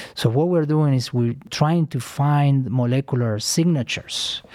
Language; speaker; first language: English; non-native, fluent; Spanish